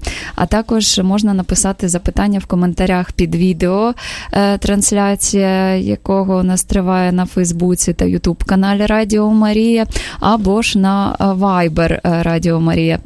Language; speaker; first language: Ukrainian; native; Ukrainian